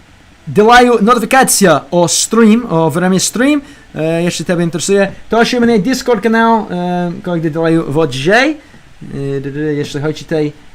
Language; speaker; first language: Russian; non-native, learner; English